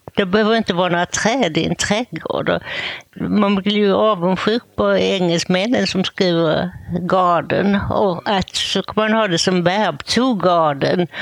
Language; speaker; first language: Swedish; native; Swedish